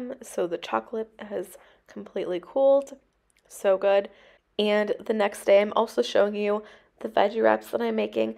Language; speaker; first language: English; native; English